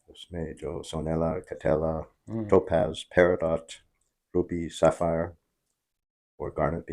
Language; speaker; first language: Hindi; non-native, fluent; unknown